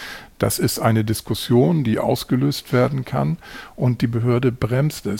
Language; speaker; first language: German; native; German